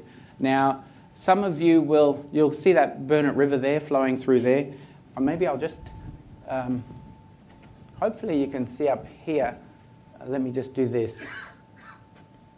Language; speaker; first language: English; native; English